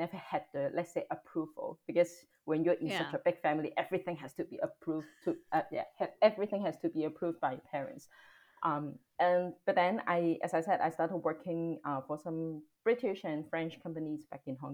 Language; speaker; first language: English; non-native, local second language; Cantonese